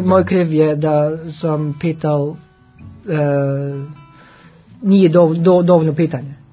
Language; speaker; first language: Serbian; non-native, learner; Norwegian